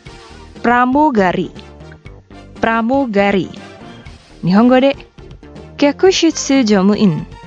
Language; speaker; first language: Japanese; non-native, fluent; Indonesian